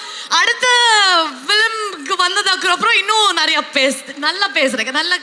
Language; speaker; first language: Tamil; non-native, learner; Kannada